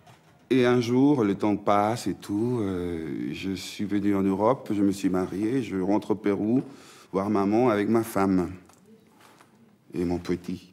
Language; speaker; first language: French; non-native, fluent; Spanish